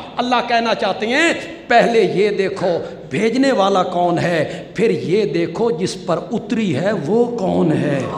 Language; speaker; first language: Urdu; non-native, local second language; Punjabi